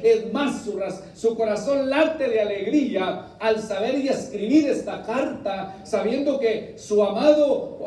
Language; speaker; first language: Spanish; native; Spanish